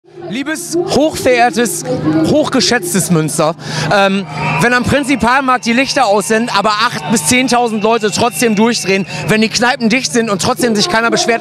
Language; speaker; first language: German; native; German